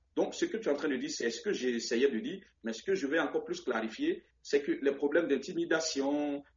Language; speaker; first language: French; non-native, local second language; Baoulé